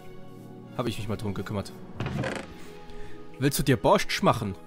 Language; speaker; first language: German; native; German